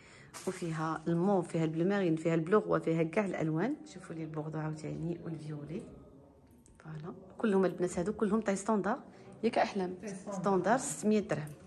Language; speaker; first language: Arabic; native; Arabic